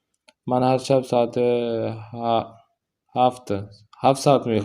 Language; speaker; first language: Persian; non-native, fluent; Urdu